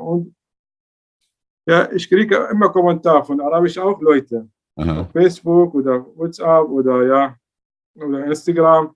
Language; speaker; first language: German; non-native, learner; Arabic